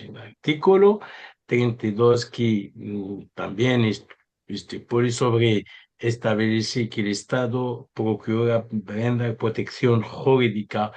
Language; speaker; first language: Spanish; non-native, learner; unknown